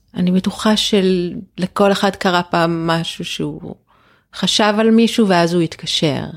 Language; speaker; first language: Hebrew; native; Hebrew